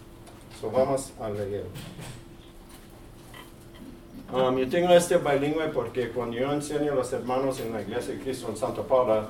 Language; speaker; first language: Spanish; early bilingual, heritage; English